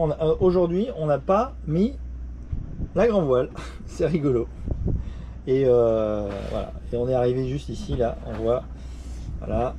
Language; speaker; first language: French; native; French